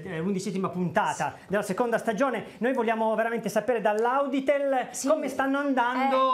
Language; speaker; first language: Italian; native; Italian